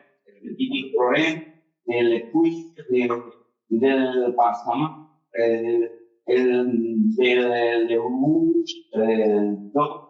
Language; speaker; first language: French; non-native, fluent; Spanish